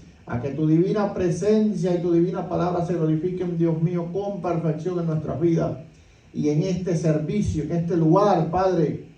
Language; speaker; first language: Spanish; native; Spanish